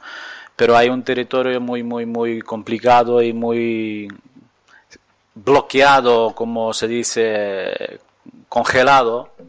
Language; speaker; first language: Spanish; non-native, fluent; Ukrainian